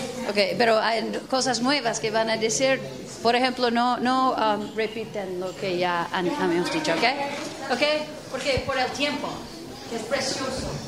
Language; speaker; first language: Spanish; non-native, fluent; English